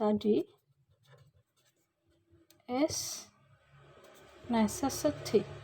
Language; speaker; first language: English; non-native, fluent; Indonesian